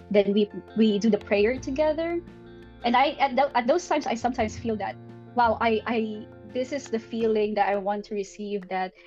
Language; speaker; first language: English; non-native, local second language; Filipino